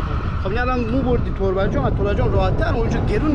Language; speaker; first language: Persian; native; Persian